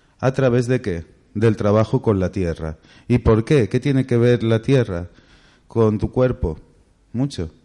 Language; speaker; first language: Spanish; native; Spanish